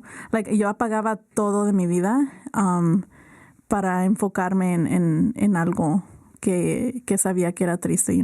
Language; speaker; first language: Spanish; early bilingual, heritage; Spanish